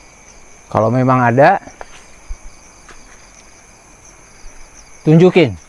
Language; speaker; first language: Malay; native; Malay